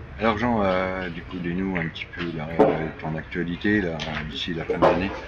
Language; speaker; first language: French; native; French